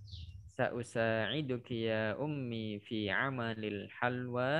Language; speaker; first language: Arabic; non-native, fluent; Indonesian